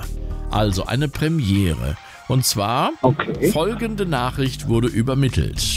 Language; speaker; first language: German; native; German